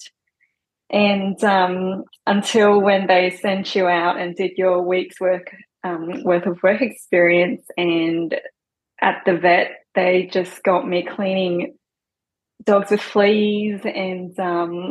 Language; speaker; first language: English; non-native, local second language; Cantonese